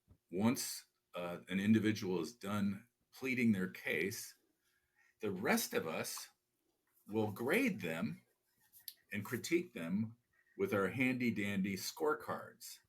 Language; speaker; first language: English; native; English